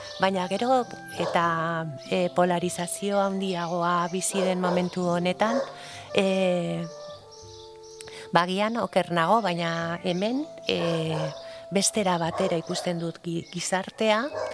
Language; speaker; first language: Basque; non-native, local second language; Spanish